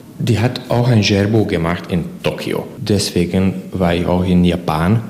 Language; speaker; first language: German; non-native, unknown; Hungarian